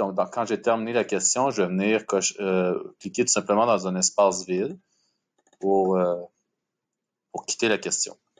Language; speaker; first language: French; native; French